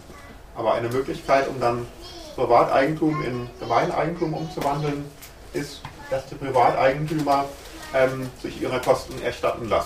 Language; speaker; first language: German; native; German